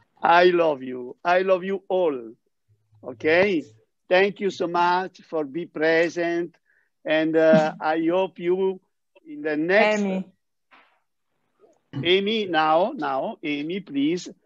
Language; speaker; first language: English; non-native, fluent; Italian